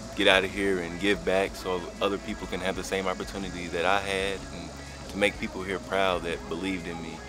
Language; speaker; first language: English; native; English